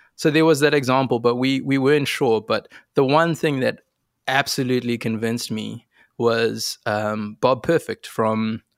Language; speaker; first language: English; native; English